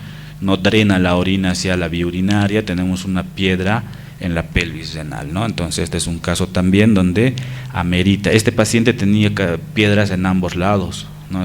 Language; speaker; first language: Spanish; native; Spanish